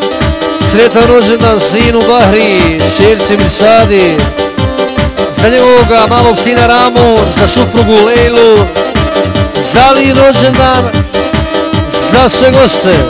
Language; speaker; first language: Bosnian; native; Bosnian